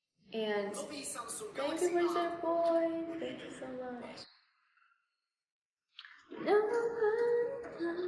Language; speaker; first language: English; non-native, fluent; Russian